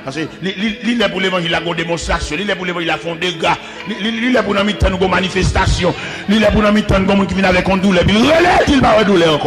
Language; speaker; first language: French; non-native, local second language; Haitian Creole